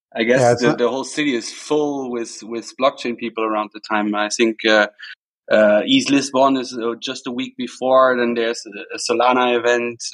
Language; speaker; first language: English; non-native, fluent; German